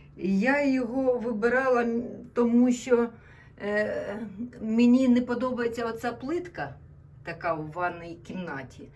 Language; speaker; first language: Ukrainian; non-native, local second language; Russian